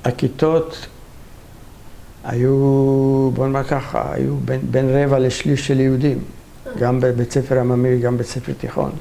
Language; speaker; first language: Hebrew; non-native, fluent; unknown